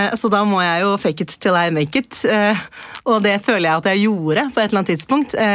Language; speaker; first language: Norwegian; early bilingual, other home language; Persian